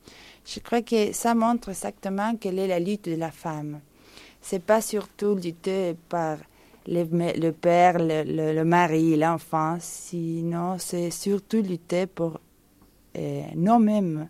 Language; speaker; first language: French; non-native, fluent; Spanish